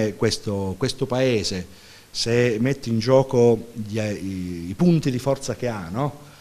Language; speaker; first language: Italian; native; Italian